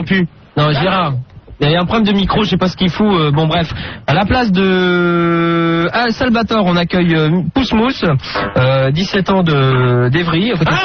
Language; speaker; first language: French; native; French